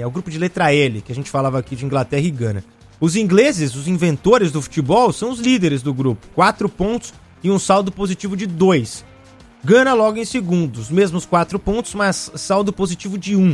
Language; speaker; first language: Portuguese; native; Portuguese